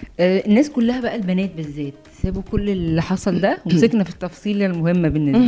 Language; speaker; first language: Arabic; native; Arabic